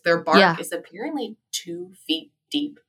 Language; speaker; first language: English; native; English